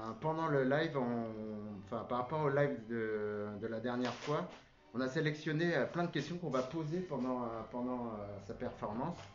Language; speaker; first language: French; native; French